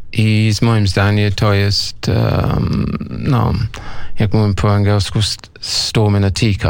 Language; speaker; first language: Polish; non-native, learner; English